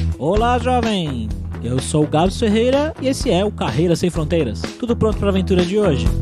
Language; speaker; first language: Portuguese; native; Portuguese